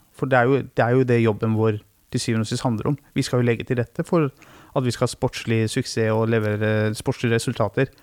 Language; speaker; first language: Norwegian; early bilingual, other home language; Persian